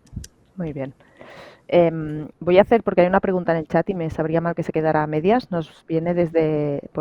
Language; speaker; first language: Spanish; native; Spanish